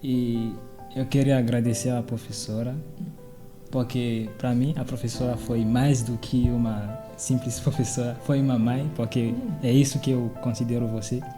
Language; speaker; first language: Portuguese; non-native, fluent; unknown